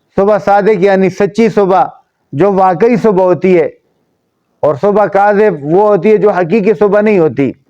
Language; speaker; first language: Urdu; non-native, local second language; Pashto